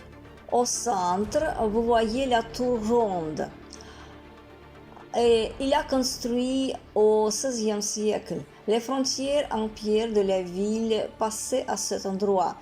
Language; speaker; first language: French; non-native, fluent; Russian